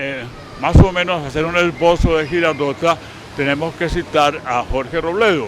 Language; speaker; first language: Spanish; native; Spanish